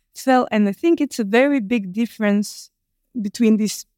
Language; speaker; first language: English; non-native, fluent; Bulgarian